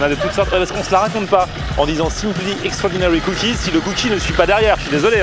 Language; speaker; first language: French; native; French